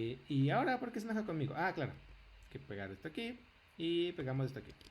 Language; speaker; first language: Spanish; native; Spanish